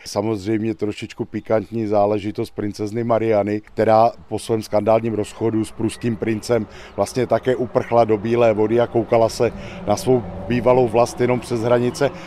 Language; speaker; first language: Czech; native; Czech